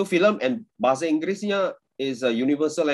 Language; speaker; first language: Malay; non-native, local second language; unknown